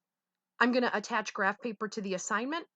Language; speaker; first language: English; native; English